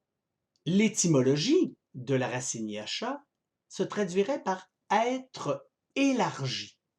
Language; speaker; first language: French; native; French